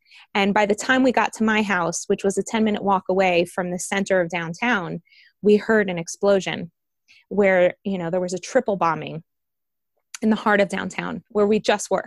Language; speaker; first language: English; early bilingual, other home language; Spanish